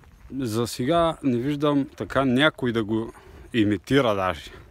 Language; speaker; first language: Bulgarian; native; Bulgarian